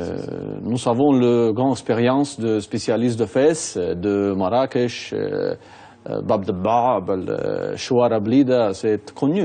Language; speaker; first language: French; non-native, fluent; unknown